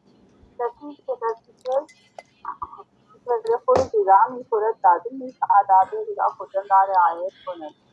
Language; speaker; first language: Persian; non-native, learner; Urdu